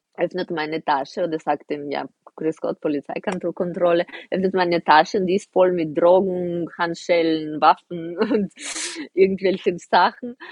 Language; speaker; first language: German; non-native, fluent; Russian